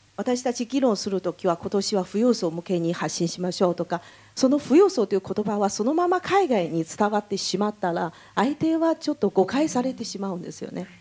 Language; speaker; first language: Japanese; non-native, fluent; Chinese